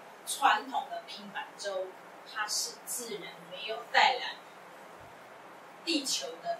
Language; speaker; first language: Chinese; non-native, local second language; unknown